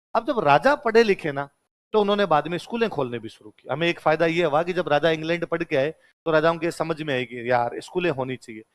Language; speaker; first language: Hindi; native; Hindi